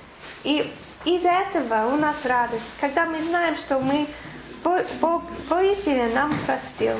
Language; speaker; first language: Russian; non-native, fluent; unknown